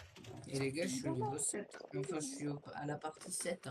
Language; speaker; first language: French; native; French